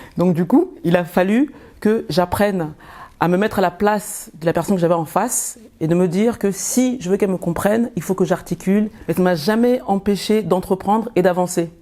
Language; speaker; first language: French; early bilingual, other home language; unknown